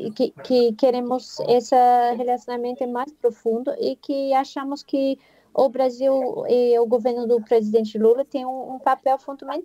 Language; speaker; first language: Portuguese; non-native, fluent; English